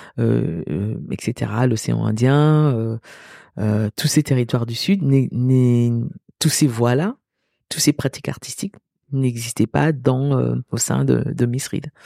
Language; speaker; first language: French; early bilingual, other home language; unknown